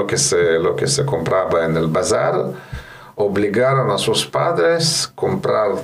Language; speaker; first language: Spanish; non-native, fluent; Russian